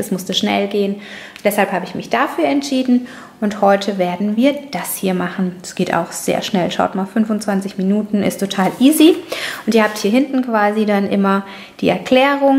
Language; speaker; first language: German; native; German